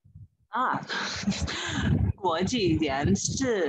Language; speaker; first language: Chinese; non-native, learner; English